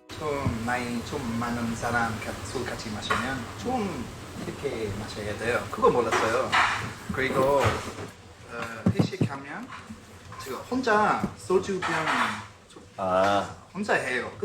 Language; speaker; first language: Korean; non-native, learner; English